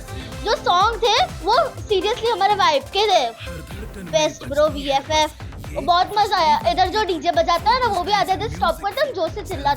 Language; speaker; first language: Hindi; non-native, local second language; Gujarati